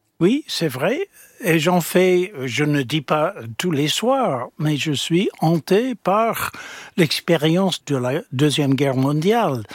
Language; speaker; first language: French; non-native, fluent; English